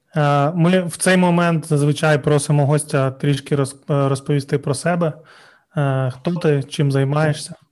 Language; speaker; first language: Ukrainian; non-native, local second language; Russian